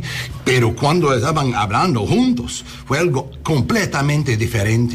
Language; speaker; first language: Spanish; early bilingual, heritage; English